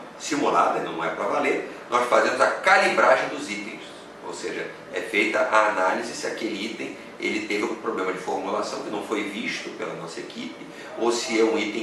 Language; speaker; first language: Portuguese; native; Portuguese